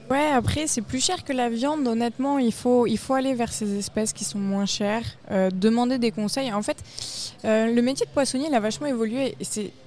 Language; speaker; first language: French; native; French